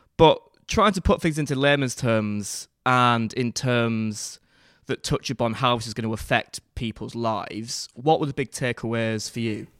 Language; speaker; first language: English; native; English